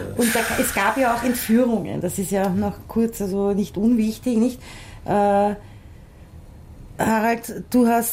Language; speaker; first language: German; native; German